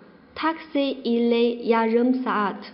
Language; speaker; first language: Turkish; non-native, fluent; Chinese